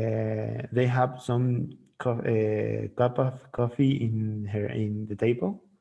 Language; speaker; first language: English; non-native, learner; Spanish